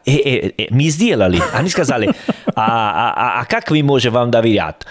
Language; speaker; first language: Russian; non-native, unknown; Italian